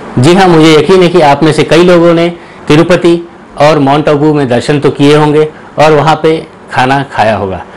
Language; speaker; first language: Hindi; native; Hindi